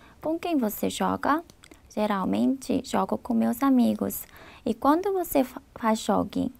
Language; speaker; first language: Portuguese; non-native, fluent; Korean